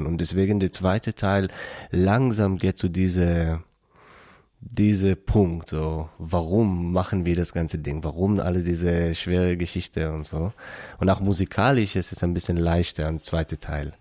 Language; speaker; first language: German; non-native, learner; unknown